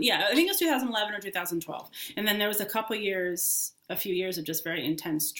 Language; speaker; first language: English; native; English